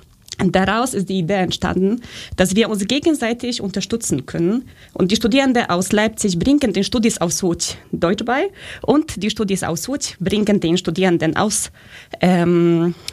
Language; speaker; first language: German; early bilingual, other home language; Polish